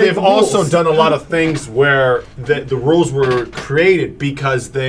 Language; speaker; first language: English; native; English